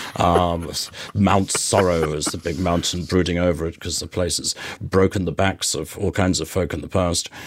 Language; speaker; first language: English; native; English